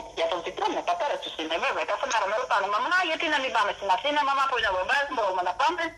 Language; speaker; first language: Greek; non-native, fluent; Bulgarian